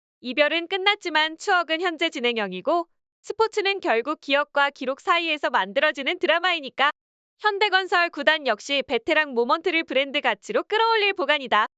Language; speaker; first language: Korean; native; Korean